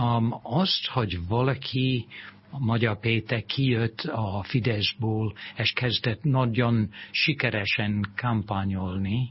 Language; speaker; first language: Hungarian; non-native, fluent; English